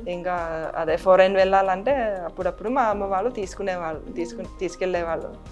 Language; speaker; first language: Telugu; non-native, fluent; Finnish